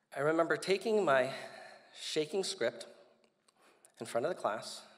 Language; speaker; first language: English; early bilingual, other home language; Spanish